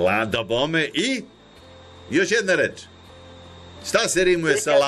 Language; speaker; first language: Serbian; native; Serbian